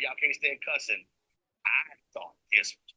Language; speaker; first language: English; native; English